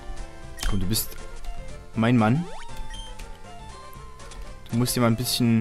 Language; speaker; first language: German; native; German